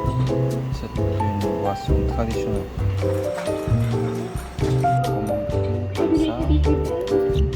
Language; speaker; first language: French; non-native, learner; Korean